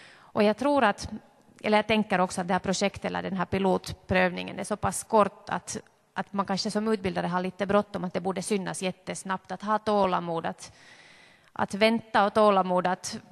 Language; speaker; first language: Swedish; native; Swedish